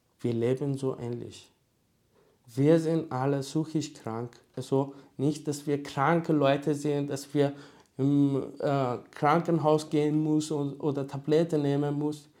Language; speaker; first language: German; non-native, learner; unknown